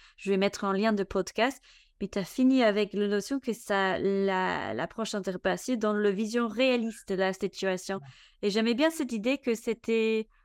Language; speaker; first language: French; non-native, fluent; English